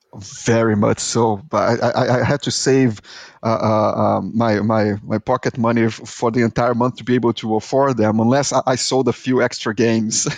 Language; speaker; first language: English; non-native, fluent; Portuguese